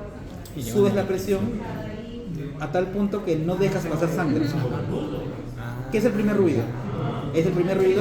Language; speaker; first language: Spanish; native; Spanish